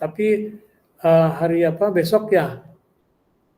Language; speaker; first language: Indonesian; native; Indonesian